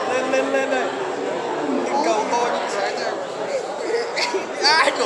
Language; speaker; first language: Vietnamese; native; Vietnamese